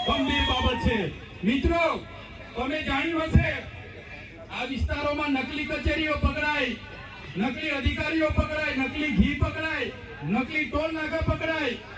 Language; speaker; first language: Gujarati; non-native, local second language; Vasavi